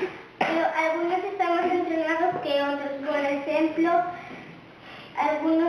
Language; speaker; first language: Spanish; non-native, local second language; Galician